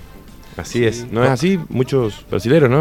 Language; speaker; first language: Spanish; native; Spanish